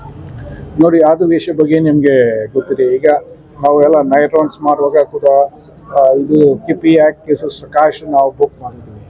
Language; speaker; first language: Kannada; non-native, local second language; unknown